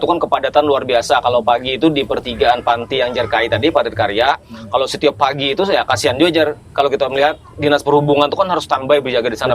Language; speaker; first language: Indonesian; native; Indonesian